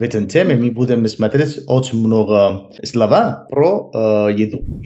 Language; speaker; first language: Russian; non-native, learner; Spanish